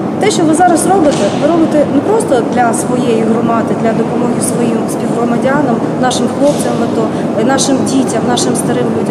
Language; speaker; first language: Ukrainian; native; Ukrainian